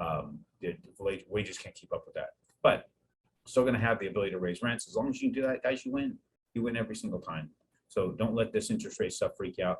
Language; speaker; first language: English; native; English